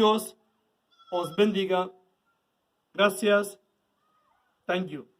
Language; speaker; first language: Spanish; non-native, learner; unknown